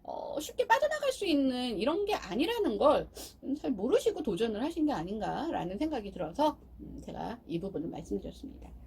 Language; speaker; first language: Korean; native; Korean